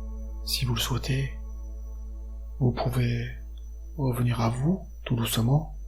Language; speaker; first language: French; native; French